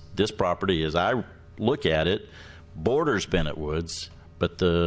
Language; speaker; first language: English; native; English